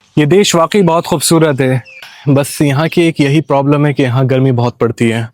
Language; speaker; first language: Hindi; native; Hindi